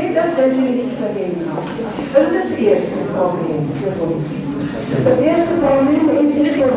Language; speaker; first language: German; non-native, fluent; Armenian